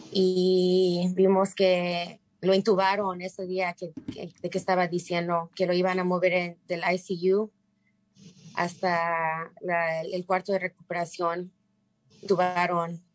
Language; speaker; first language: Spanish; native; Spanish